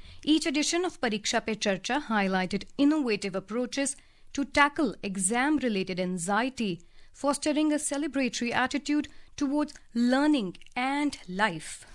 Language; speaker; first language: English; non-native, local second language; Hindi